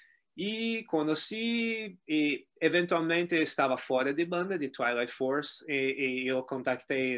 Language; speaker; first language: Spanish; non-native, learner; Portuguese